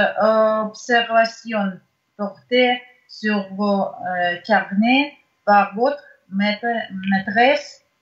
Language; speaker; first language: French; non-native, learner; Russian